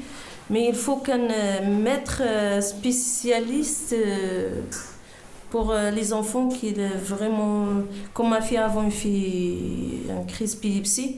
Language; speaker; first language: French; non-native, learner; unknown